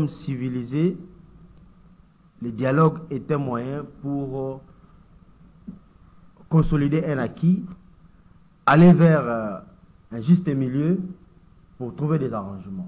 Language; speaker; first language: French; non-native, local second language; Lingala